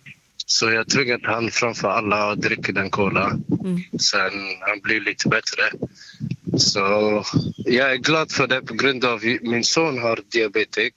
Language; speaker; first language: Swedish; non-native, fluent; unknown